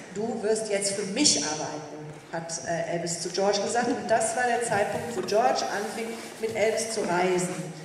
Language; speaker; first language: German; native; German